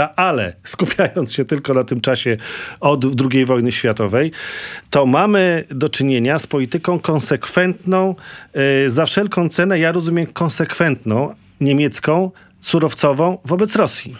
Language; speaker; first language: Polish; native; Polish